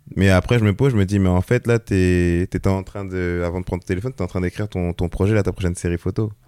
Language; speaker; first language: French; native; French